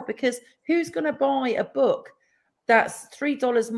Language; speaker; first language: English; native; English